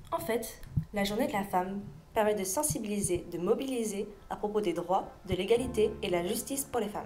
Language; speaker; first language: French; native; French